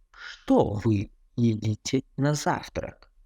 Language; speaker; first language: Russian; non-native, fluent; Tajik